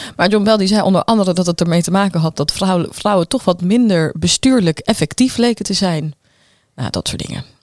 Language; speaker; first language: Dutch; native; Dutch